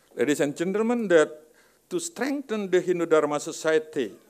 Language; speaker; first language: English; non-native, fluent; Indonesian